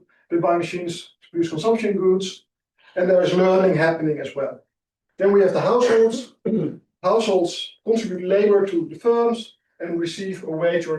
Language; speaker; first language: English; non-native, fluent; Dutch